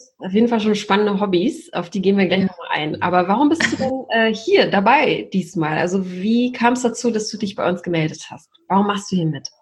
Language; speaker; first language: German; native; German